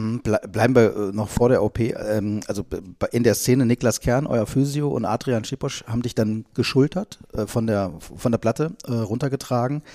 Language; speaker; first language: German; native; German